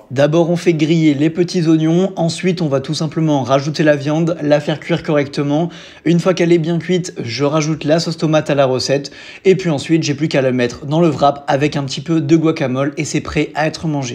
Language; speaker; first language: French; native; French